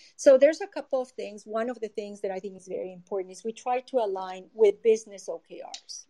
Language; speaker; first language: English; non-native, fluent; Spanish